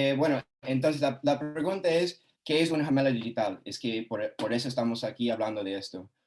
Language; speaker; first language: Spanish; non-native, fluent; English